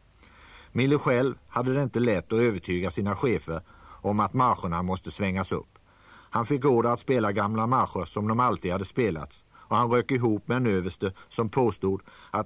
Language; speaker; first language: Swedish; native; Swedish